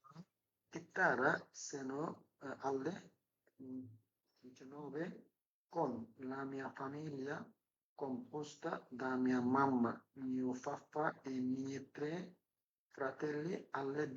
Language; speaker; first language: Italian; non-native, learner; Bangla